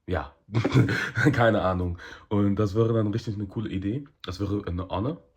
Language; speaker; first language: German; early bilingual, heritage; German